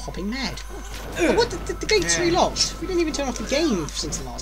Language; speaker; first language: English; native; English